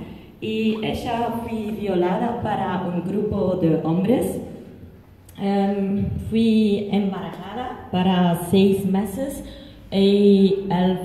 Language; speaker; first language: Spanish; non-native, learner; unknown